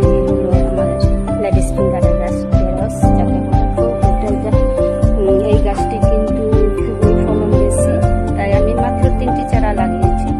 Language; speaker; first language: Bangla; non-native, local second language; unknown